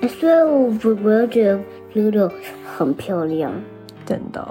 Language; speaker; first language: Chinese; early bilingual, heritage; Chinese